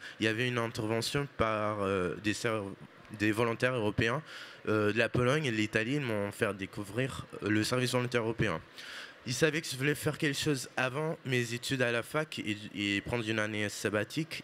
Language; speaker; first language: French; non-native, fluent; Portuguese